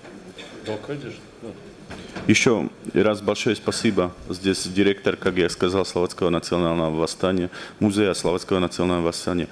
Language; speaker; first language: Russian; non-native, learner; Slovak